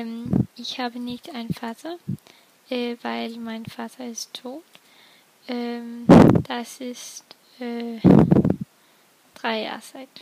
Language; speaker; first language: German; non-native, learner; Danish